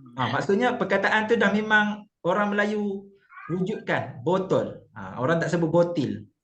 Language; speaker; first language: Malay; native; Malay